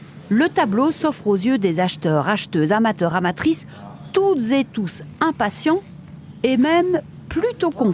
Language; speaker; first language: French; native; French